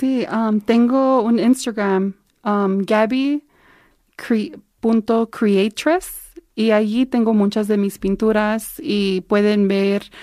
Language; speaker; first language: Spanish; early bilingual, heritage; Spanish